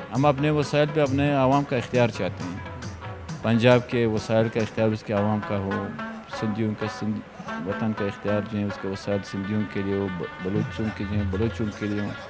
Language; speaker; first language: Urdu; non-native, local second language; Pashto